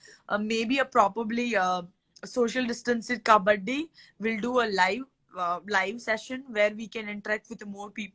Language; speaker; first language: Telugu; non-native, learner; Gujarati